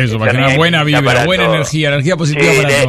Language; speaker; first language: Spanish; native; Spanish